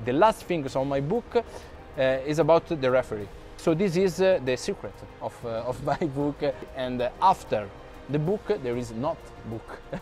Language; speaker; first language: English; non-native, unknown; Italian